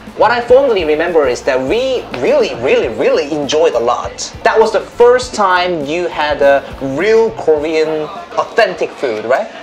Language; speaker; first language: English; non-native, fluent; Korean